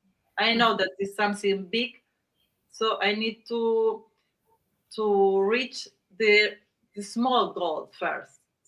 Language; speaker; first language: English; non-native, learner; Spanish